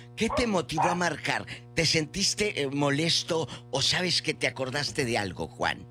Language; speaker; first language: Spanish; native; Spanish